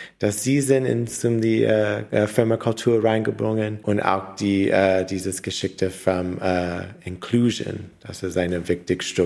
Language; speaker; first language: German; non-native, learner; English